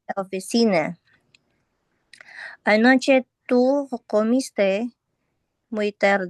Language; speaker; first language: Spanish; non-native, learner; Filipino